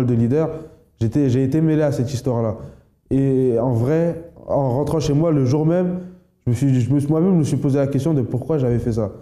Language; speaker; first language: French; native; French